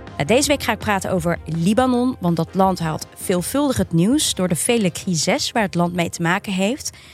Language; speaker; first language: Dutch; early bilingual, other home language; Turkish